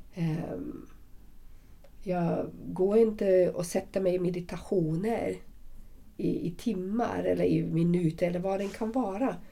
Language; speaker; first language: Swedish; non-native, fluent; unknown